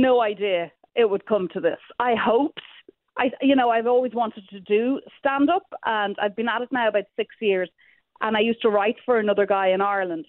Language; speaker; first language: English; native; English